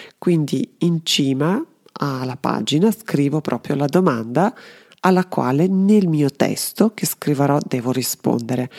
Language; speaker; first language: Italian; non-native, fluent; Serbian